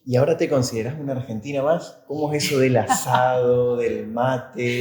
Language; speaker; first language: Spanish; native; Spanish